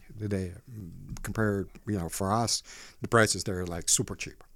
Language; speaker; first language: English; non-native, fluent; Ukrainian